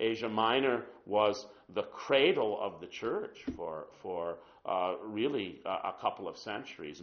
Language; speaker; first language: English; native; English